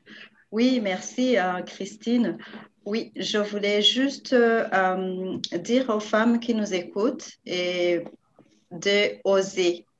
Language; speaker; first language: French; non-native, local second language; Rundi